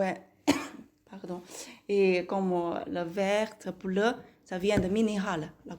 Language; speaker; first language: French; non-native, learner; Chinese